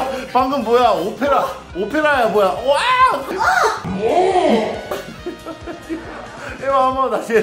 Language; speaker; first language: Korean; native; Korean